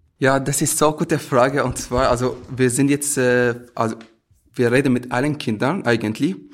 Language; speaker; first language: German; non-native, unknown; Arabic